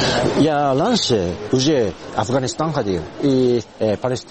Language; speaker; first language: Russian; non-native, learner; Japanese